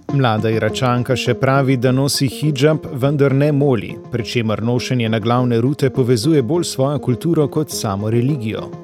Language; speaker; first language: Slovenian; native; Slovenian